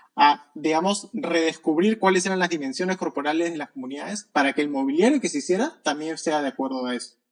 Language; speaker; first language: Spanish; native; Spanish